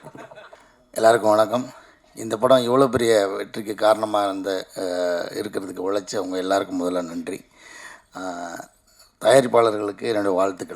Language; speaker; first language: Tamil; native; Tamil